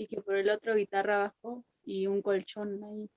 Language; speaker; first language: Spanish; native; Spanish